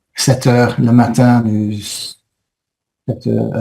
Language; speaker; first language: French; non-native, fluent; English